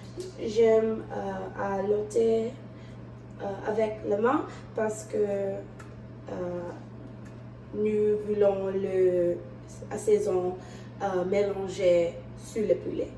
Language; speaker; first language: French; non-native, learner; English